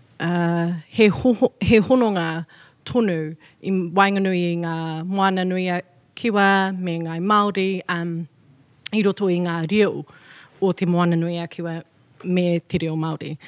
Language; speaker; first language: Māori; non-native, local second language; English